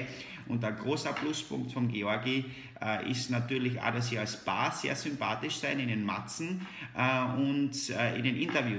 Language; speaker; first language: German; native; German